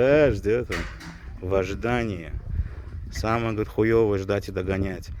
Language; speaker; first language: Russian; native; Russian